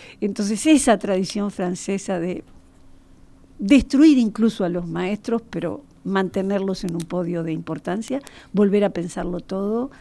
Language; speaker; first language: Spanish; native; Spanish